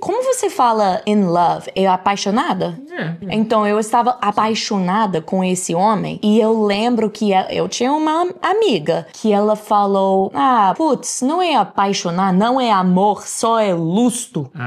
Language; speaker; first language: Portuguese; non-native, fluent; English